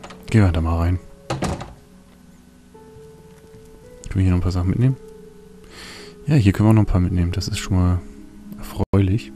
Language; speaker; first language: German; native; German